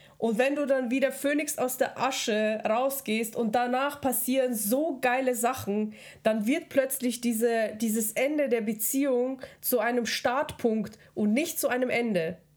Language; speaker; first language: German; early bilingual, other home language; Russian